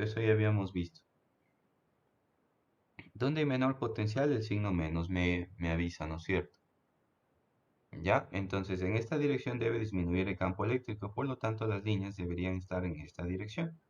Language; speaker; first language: Spanish; native; Spanish